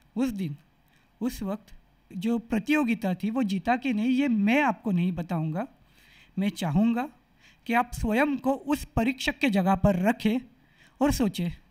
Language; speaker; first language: Hindi; non-native, local second language; Marathi